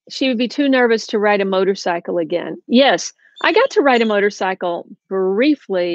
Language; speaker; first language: English; native; English